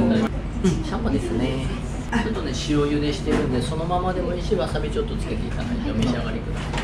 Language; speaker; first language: Japanese; native; Japanese